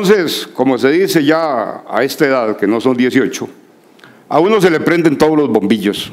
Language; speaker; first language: Spanish; native; Spanish